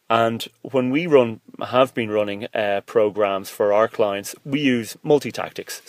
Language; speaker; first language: English; native; English